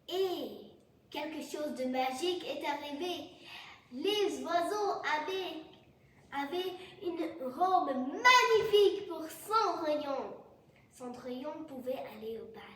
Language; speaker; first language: French; non-native, learner; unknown